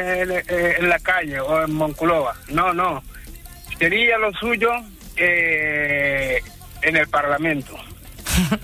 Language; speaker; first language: Spanish; non-native, fluent; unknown